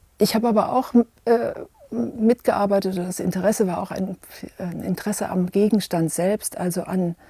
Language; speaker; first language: German; native; German